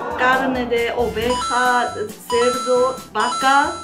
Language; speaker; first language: Spanish; non-native, learner; Korean